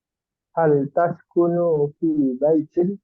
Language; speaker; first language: Arabic; non-native, learner; Indonesian